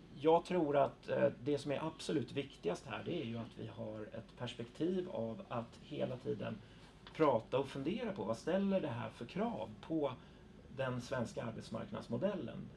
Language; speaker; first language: Swedish; native; Swedish